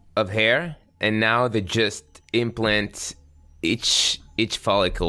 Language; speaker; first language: English; non-native, fluent; French